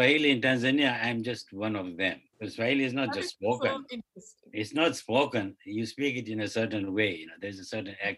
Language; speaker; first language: English; non-native, local second language; Kachhi